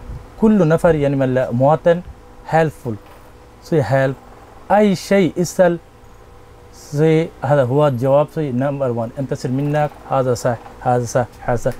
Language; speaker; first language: Arabic; non-native, learner; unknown